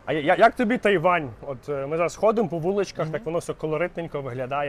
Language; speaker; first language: Ukrainian; native; Ukrainian